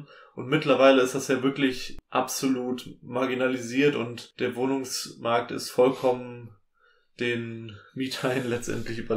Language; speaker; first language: German; native; German